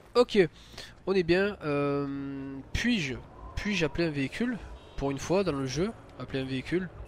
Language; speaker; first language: French; native; French